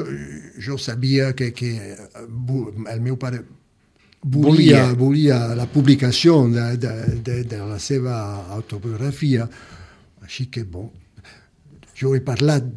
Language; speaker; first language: Catalan; early bilingual, heritage; Catalan